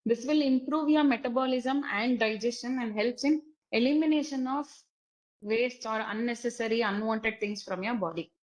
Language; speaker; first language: English; non-native, local second language; Kannada